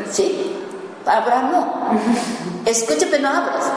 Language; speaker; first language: Spanish; non-native, learner; Japanese